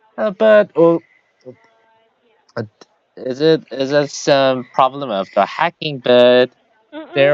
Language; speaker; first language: English; non-native, learner; Korean